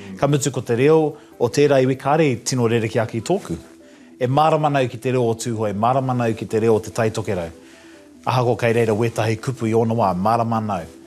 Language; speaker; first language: Māori; non-native, local second language; English